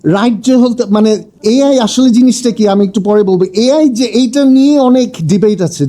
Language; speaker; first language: Bangla; early bilingual, heritage; English